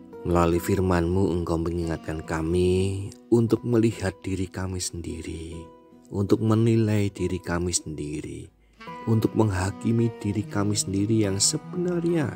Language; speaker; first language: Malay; non-native, local second language; Javanese